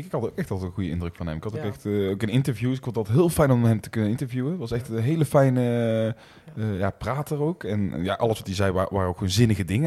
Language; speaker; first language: Dutch; native; Dutch